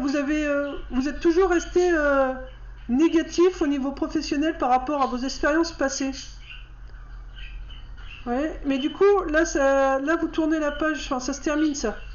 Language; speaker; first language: French; native; French